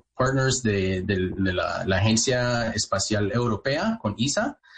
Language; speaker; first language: Spanish; native; Spanish